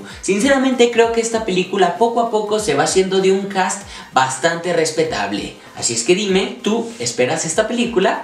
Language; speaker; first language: Spanish; native; Spanish